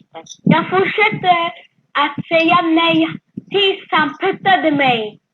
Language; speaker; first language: Swedish; early bilingual, other home language; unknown